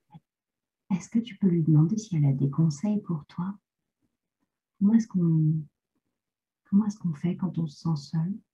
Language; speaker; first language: French; native; French